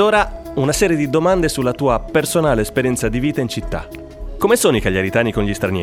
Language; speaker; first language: Italian; native; Italian